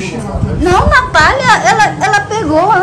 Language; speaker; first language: Portuguese; non-native, learner; Vietnamese